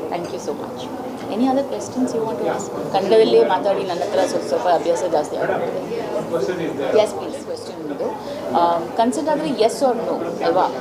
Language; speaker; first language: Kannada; non-native, fluent; Malayalam